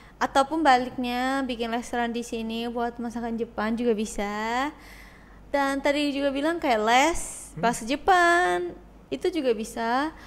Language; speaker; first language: Indonesian; non-native, fluent; Japanese